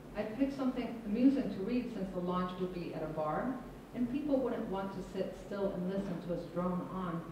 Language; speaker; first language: English; non-native, fluent; Spanish